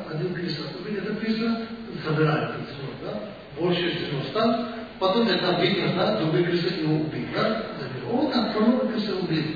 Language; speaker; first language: Russian; non-native, learner; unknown